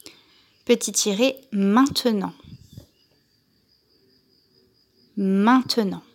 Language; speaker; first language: French; native; French